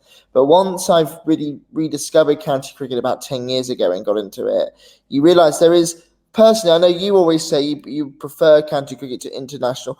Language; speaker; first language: English; native; English